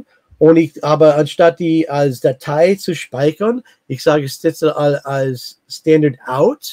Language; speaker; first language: German; non-native, fluent; English